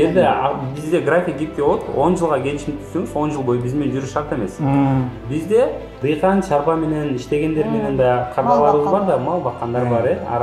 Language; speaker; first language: Kyrgyz; native; Kyrgyz